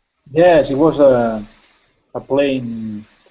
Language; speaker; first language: English; non-native, fluent; Spanish